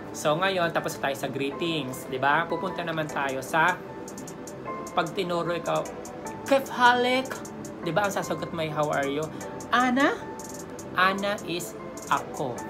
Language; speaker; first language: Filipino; native; Filipino